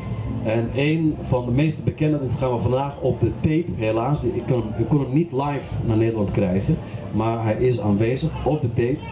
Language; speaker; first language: Dutch; non-native, fluent; Arabic